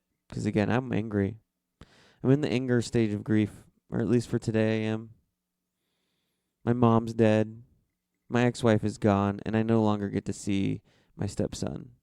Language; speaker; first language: English; native; English